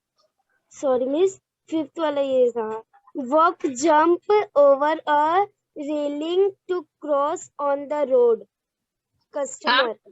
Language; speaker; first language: English; non-native, learner; Hindi